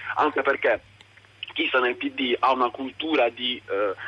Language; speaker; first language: Italian; native; Italian